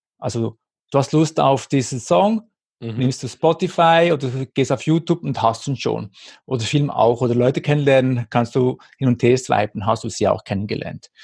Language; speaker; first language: German; early bilingual, other home language; Greek